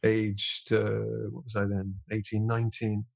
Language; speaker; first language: English; native; English